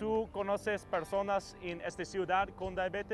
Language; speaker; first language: Spanish; non-native, learner; English